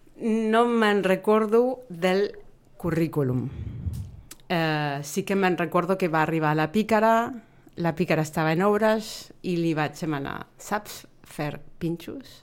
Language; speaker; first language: Catalan; non-native, fluent; Spanish